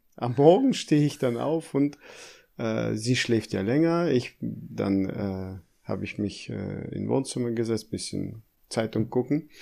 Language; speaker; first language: German; early bilingual, other home language; Russian